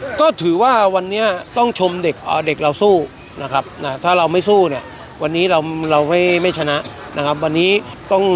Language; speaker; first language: Thai; native; Thai